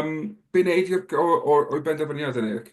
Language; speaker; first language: Welsh; native; Welsh